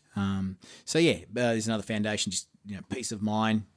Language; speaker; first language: English; native; English